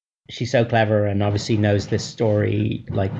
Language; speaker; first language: English; native; English